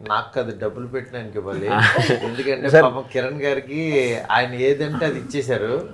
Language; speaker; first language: Telugu; native; Telugu